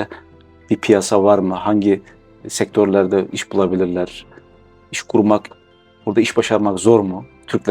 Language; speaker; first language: Turkish; native; Turkish